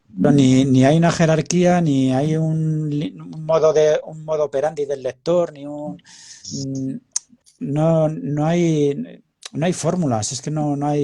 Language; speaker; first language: Spanish; native; Spanish